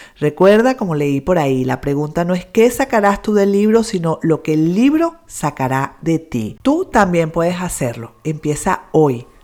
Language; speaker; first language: Spanish; native; Spanish